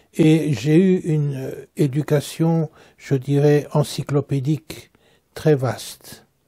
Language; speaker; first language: French; native; French